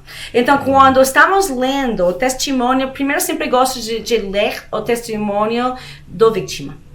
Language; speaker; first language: Portuguese; non-native, fluent; Spanish